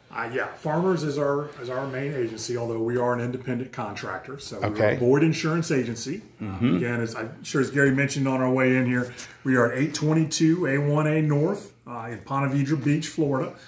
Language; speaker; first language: English; native; English